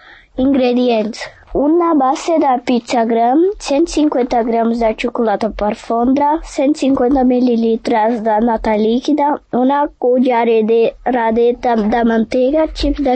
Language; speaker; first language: Catalan; early bilingual, other home language; Portuguese